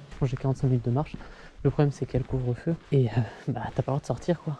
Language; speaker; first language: French; native; French